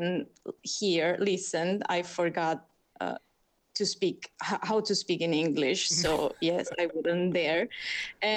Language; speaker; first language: English; non-native, fluent; Spanish